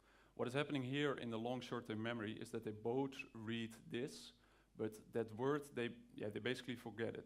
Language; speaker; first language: English; non-native, fluent; Dutch